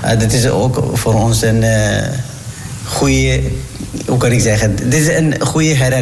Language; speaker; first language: Dutch; non-native, learner; Turkish